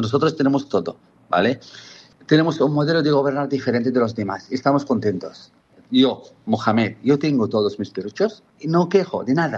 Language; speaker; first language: Spanish; non-native, fluent; Arabic